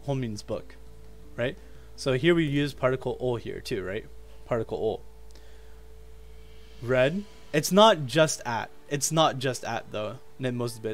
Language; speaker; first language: English; native; English